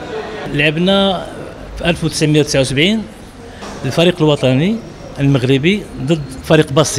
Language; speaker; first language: Arabic; native; Arabic